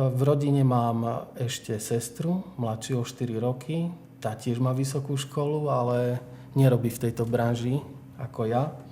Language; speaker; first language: Slovak; non-native, local second language; Hungarian